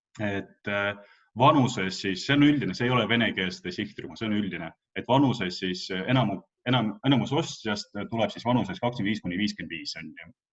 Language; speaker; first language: Estonian; non-native, local second language; Russian